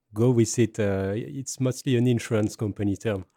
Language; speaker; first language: English; non-native, fluent; French